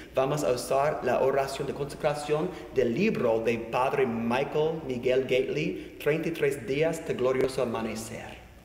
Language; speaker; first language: Spanish; non-native, learner; English